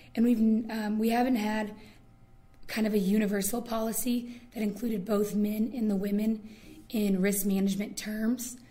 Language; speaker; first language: English; native; English